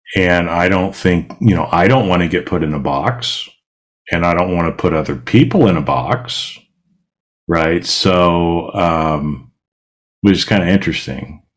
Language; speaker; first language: English; native; English